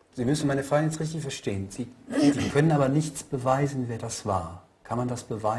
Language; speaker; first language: German; native; German